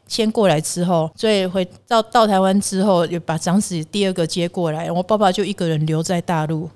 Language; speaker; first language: Chinese; native; Chinese